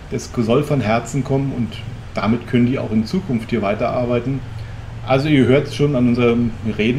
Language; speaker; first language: German; native; German